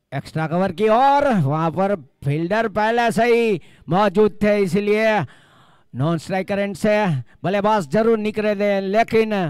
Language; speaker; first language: Hindi; non-native, local second language; Gujarati